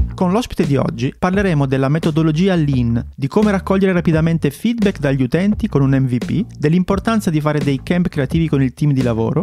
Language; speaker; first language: Italian; native; Italian